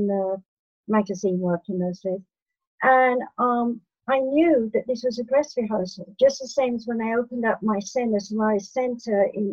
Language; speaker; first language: English; native; English